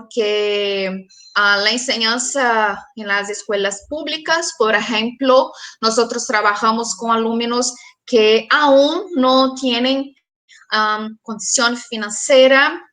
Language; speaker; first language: Spanish; non-native, fluent; Portuguese